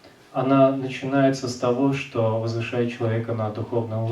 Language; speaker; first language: Russian; native; Russian